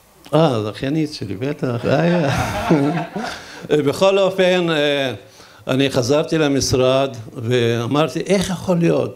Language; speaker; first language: Hebrew; non-native, local second language; Arabic